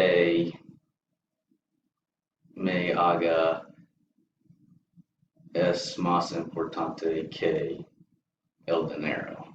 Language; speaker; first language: Spanish; non-native, learner; English